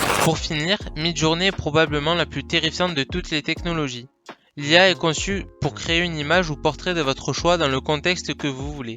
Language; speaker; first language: French; native; French